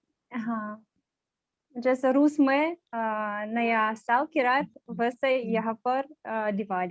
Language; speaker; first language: Hindi; non-native, learner; Russian